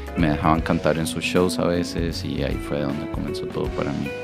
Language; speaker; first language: Spanish; native; Spanish